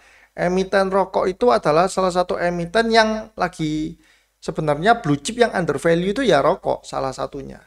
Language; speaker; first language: Indonesian; native; Indonesian